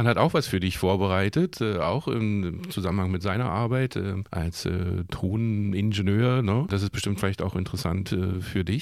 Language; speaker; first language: German; native; German